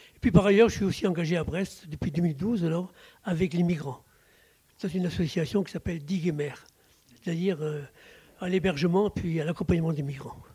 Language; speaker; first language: French; native; French